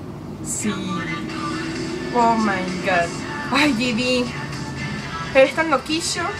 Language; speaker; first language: Spanish; native; Spanish